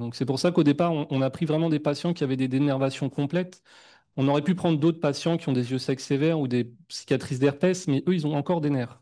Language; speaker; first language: French; native; French